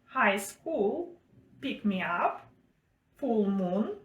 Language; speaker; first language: English; non-native, fluent; Ukrainian